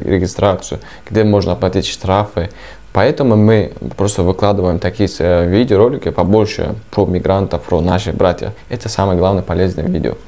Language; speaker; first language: Russian; non-native, fluent; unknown